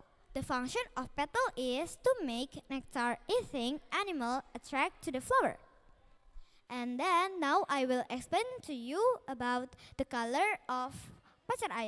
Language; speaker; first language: English; non-native, learner; Indonesian